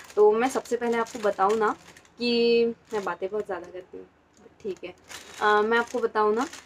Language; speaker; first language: Hindi; non-native, local second language; Marathi